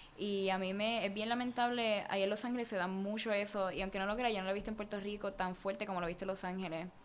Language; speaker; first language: Spanish; native; Spanish